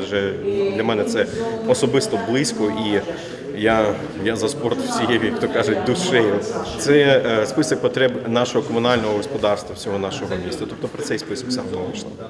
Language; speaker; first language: Ukrainian; native; Ukrainian